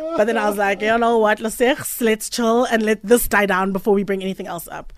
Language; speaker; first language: English; native; English